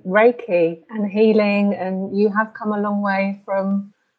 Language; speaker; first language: English; native; English